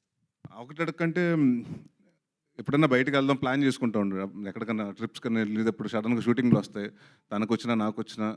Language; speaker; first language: Telugu; native; Telugu